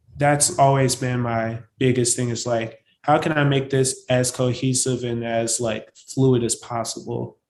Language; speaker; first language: English; native; English